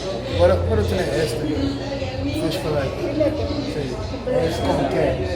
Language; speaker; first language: Spanish; non-native, learner; English